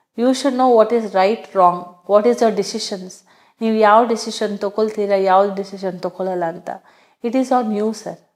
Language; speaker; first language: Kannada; non-native, local second language; Hindi